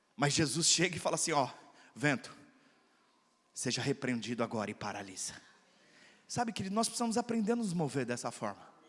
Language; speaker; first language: Portuguese; native; Portuguese